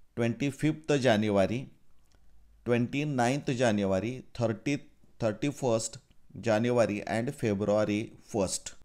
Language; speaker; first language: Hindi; non-native, local second language; Marathi